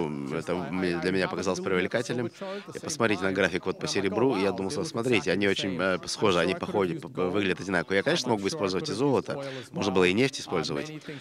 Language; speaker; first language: Russian; native; Russian